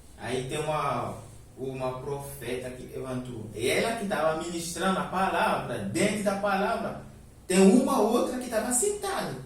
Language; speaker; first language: Portuguese; non-native, fluent; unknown